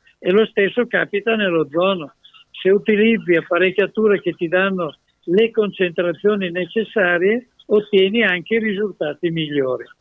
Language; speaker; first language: Italian; native; Italian